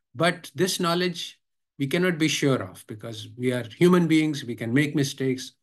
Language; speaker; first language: English; non-native, local second language; Urdu